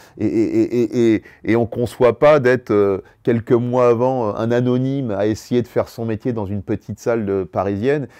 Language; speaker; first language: French; native; French